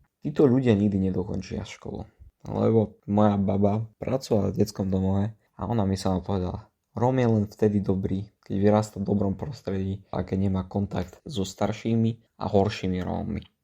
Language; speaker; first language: Slovak; native; Slovak